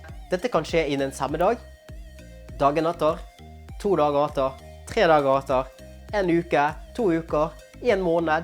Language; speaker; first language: Norwegian; native; Norwegian